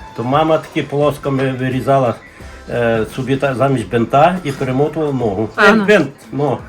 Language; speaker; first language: Ukrainian; native; Ukrainian